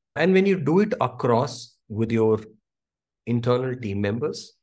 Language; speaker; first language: English; non-native, local second language; Hindi